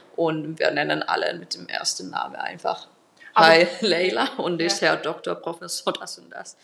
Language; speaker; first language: German; non-native, fluent; Finnish